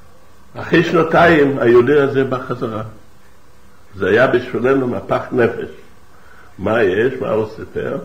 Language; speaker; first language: Hebrew; non-native, fluent; Yiddish